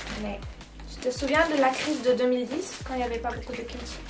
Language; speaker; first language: French; native; French